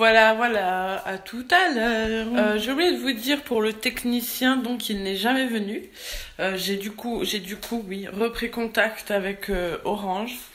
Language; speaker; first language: French; native; French